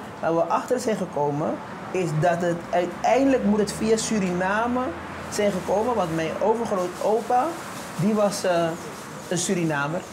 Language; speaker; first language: Dutch; early bilingual, other home language; Papiamento